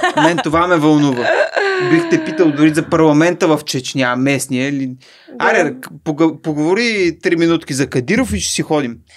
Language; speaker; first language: Bulgarian; native; Bulgarian